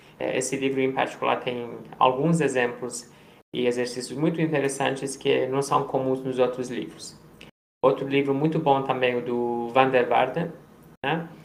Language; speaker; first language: Portuguese; non-native, fluent; Persian